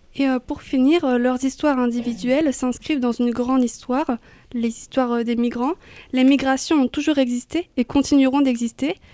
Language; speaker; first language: French; native; French